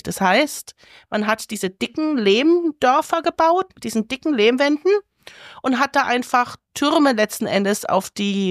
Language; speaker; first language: German; native; German